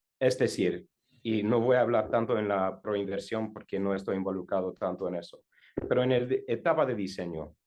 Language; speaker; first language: Spanish; non-native, learner; English